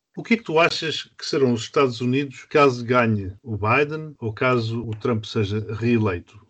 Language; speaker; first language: Portuguese; native; Portuguese